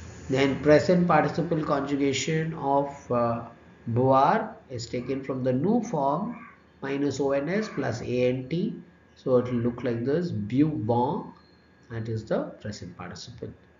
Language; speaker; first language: English; non-native, local second language; Tamil